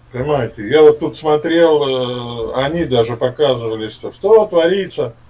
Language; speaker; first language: Russian; native; Russian